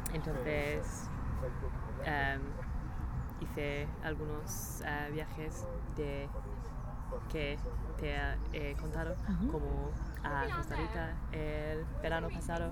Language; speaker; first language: Spanish; non-native, learner; English